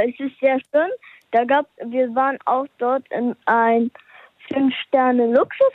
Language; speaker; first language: German; early bilingual, heritage; German